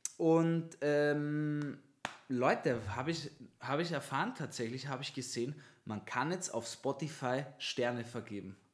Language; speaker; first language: German; native; German